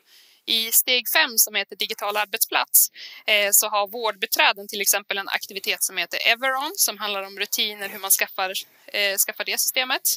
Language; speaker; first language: Swedish; native; Swedish